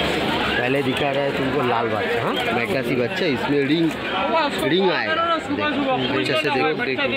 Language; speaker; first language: Hindi; non-native, local second language; Bangla